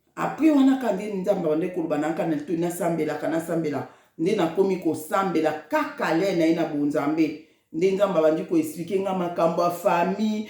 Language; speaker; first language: Lingala; native; Lingala